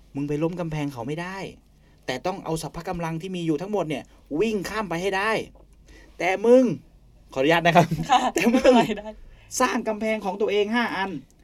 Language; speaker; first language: Thai; native; Thai